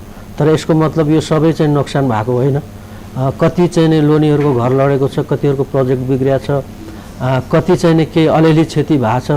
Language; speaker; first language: Nepali; native; Nepali